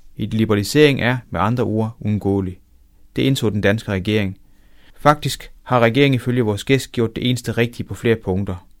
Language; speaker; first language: Danish; native; Danish